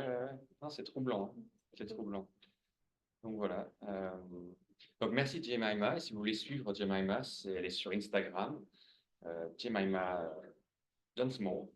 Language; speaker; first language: French; native; French